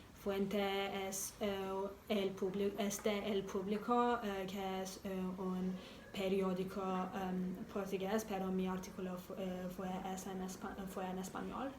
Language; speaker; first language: Spanish; non-native, learner; English